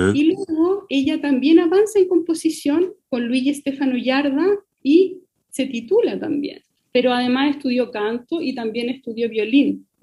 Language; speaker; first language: Spanish; native; Spanish